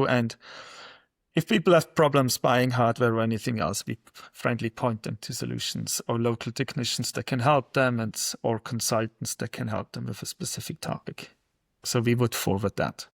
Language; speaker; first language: English; non-native, fluent; German